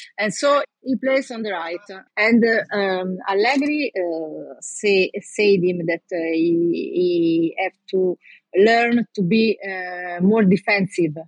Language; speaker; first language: English; non-native, learner; Italian